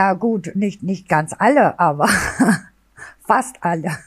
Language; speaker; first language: German; non-native, local second language; Albanian